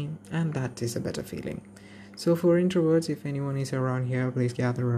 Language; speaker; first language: English; non-native, local second language; Malayalam